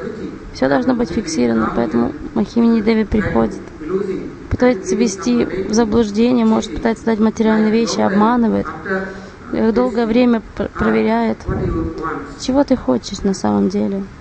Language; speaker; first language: Russian; non-native, fluent; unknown